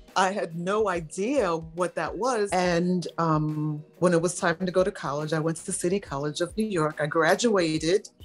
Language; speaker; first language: English; native; English